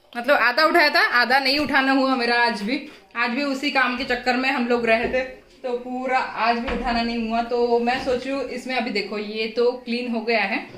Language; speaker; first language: Hindi; native; Hindi